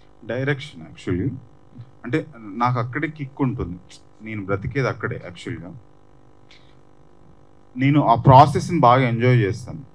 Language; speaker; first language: Telugu; native; Telugu